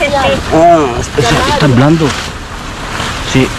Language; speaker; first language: Spanish; non-native, learner; Filipino